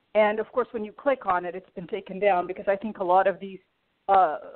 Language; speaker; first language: English; early bilingual, other home language; Portuguese